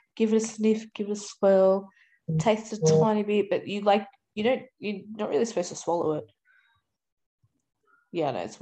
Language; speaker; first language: English; native; English